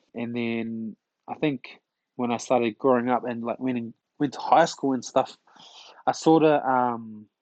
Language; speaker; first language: English; early bilingual, other home language; Tongan